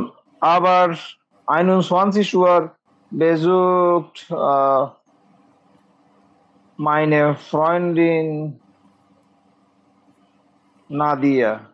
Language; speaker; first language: German; non-native, learner; Bangla